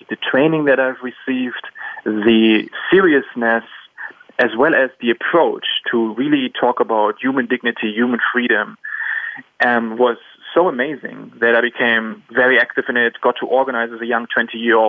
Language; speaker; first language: English; non-native, fluent; German